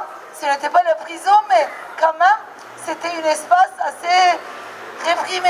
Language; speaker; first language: French; non-native, fluent; Turkish